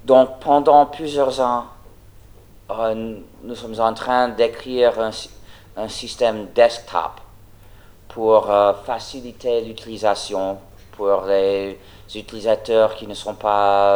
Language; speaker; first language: French; non-native, fluent; English